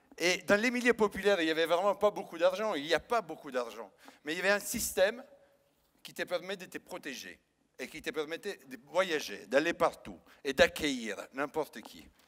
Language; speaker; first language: French; non-native, fluent; Italian